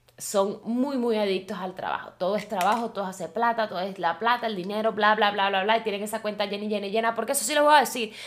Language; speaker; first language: Spanish; native; Spanish